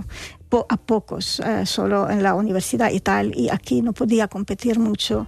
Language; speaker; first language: Spanish; non-native, fluent; Arabic